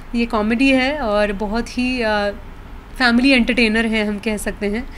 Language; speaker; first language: Hindi; non-native, local second language; Marathi